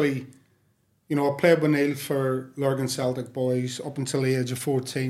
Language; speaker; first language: English; native; English